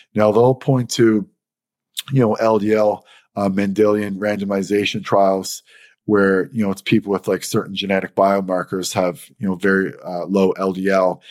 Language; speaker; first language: English; native; English